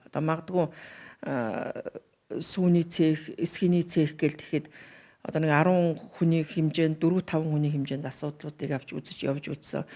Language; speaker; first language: Mongolian; native; Mongolian